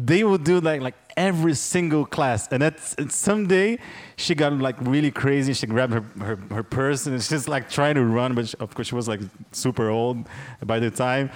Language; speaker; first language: English; non-native, fluent; Portuguese